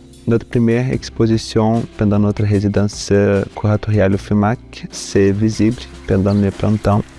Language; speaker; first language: French; non-native, fluent; Portuguese